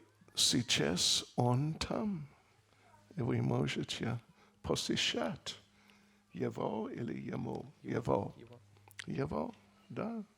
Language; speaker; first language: Russian; non-native, learner; English